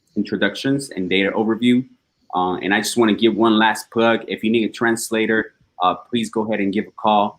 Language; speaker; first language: English; early bilingual, other home language; Spanish